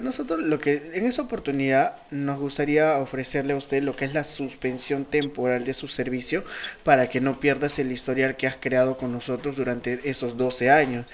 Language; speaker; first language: Spanish; native; Spanish